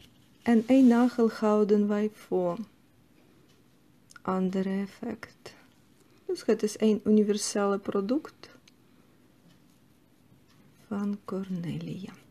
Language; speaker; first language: Dutch; non-native, learner; Russian